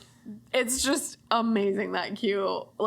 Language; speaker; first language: English; native; English